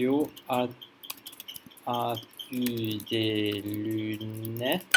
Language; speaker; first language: French; non-native, learner; English